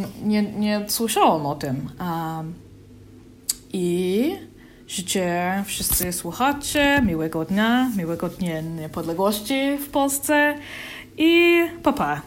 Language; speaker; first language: Polish; non-native, learner; English